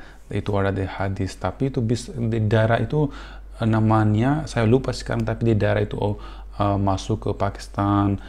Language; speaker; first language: Indonesian; non-native, fluent; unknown